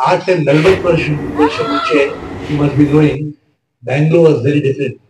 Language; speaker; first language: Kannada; non-native, local second language; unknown